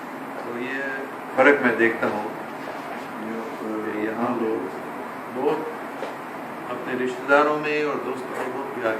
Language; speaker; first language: Hindi; non-native, local second language; English